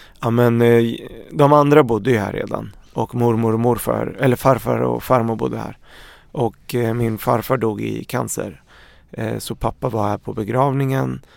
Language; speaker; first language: Swedish; early bilingual, other home language; Arabic